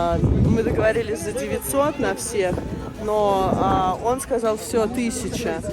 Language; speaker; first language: Russian; native; Russian